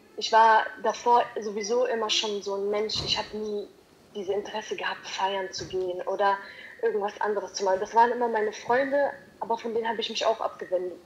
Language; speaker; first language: German; early bilingual, other home language; Italian